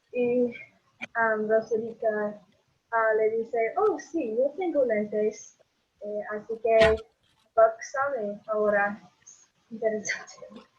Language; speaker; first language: Spanish; non-native, learner; English